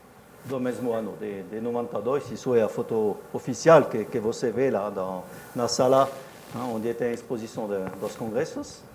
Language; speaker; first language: Portuguese; non-native, fluent; French